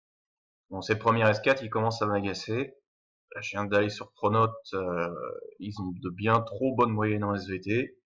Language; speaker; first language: French; native; French